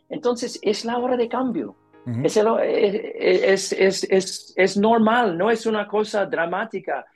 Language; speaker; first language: Spanish; non-native, learner; English